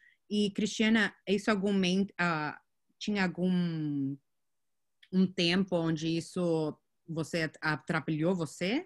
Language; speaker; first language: Portuguese; non-native, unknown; English